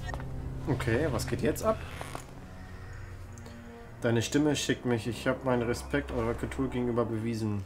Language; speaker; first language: German; native; German